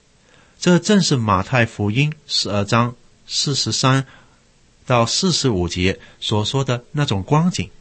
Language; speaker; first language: Chinese; native; Chinese